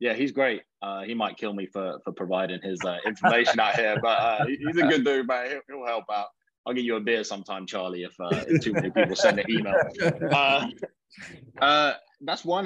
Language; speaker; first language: English; native; English